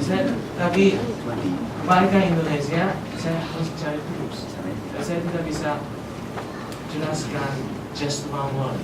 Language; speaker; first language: Indonesian; non-native, fluent; Japanese